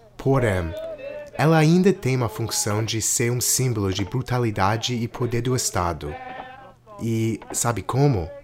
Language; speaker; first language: Portuguese; non-native, fluent; English